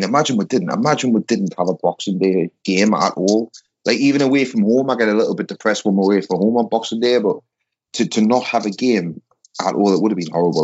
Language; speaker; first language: English; native; English